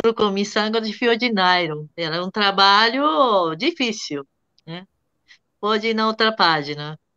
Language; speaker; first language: Portuguese; non-native, fluent; Japanese